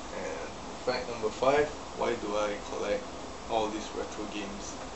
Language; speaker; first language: English; non-native, local second language; Chinese